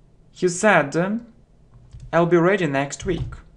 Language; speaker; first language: English; non-native, fluent; Russian